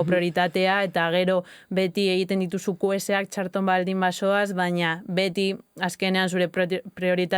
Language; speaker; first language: Basque; native; Basque